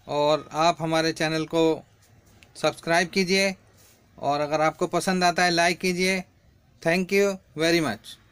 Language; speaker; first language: Hindi; native; Hindi